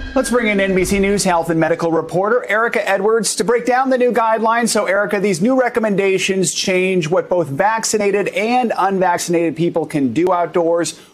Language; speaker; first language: English; native; English